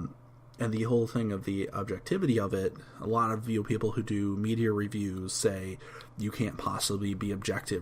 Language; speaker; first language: English; native; English